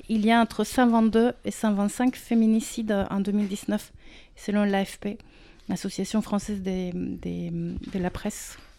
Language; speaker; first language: French; non-native, fluent; Spanish